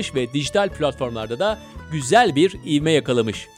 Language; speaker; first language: Turkish; non-native, local second language; Kurdish